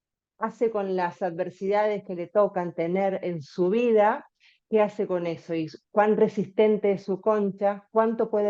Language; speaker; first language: Spanish; native; Spanish